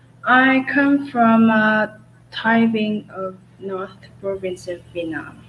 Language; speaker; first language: English; non-native, learner; Vietnamese